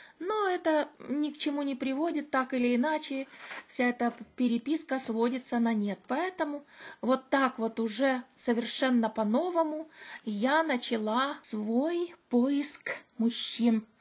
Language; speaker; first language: Russian; native; Russian